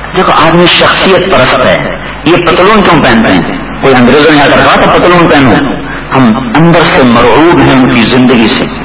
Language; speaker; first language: Urdu; non-native, local second language; Punjabi